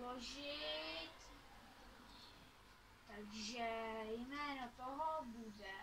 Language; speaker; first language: Czech; native; Czech